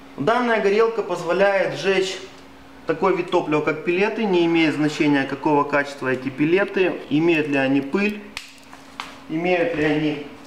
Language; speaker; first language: Russian; native; Russian